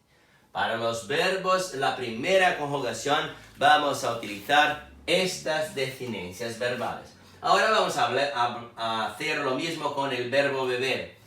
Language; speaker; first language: Spanish; non-native, fluent; Portuguese